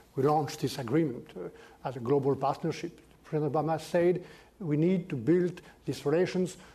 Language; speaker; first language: English; non-native, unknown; French